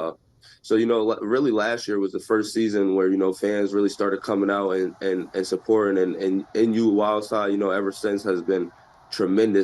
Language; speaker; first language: English; native; English